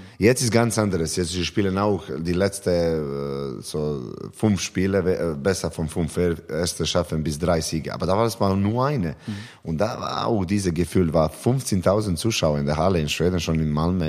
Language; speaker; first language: German; non-native, learner; Serbian